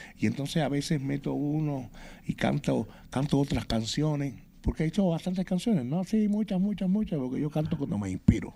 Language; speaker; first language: Spanish; native; Spanish